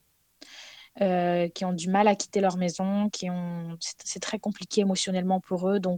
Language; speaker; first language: French; non-native, fluent; Ukrainian